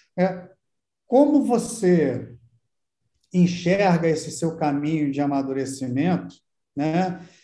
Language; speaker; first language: Portuguese; native; Portuguese